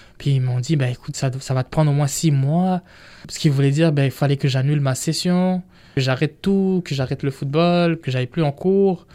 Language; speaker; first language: French; non-native, local second language; Rundi